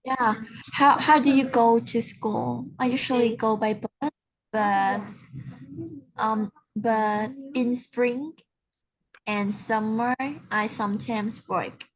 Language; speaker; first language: English; non-native, learner; Vietnamese